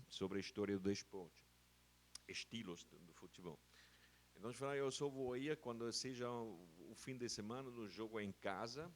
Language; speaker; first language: Portuguese; non-native, fluent; German